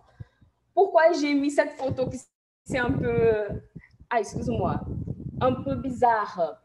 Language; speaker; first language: French; non-native, fluent; Portuguese